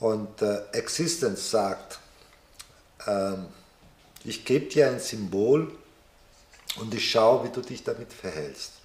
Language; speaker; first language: German; non-native, fluent; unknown